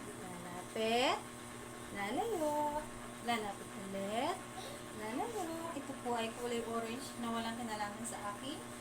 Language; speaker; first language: Filipino; native; Filipino